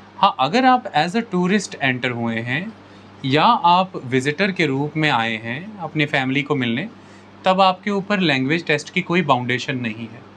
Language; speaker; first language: Hindi; non-native, local second language; Punjabi